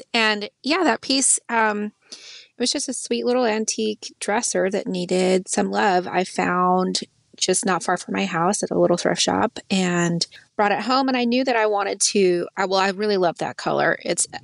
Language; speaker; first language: English; native; English